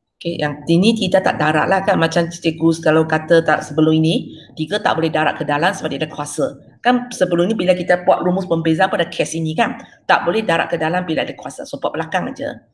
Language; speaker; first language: Malay; non-native, local second language; Chinese